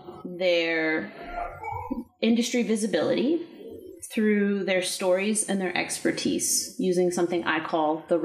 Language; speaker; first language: English; native; English